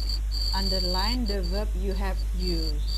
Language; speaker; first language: English; non-native, fluent; Indonesian